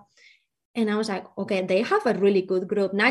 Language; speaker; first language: English; non-native, fluent; Spanish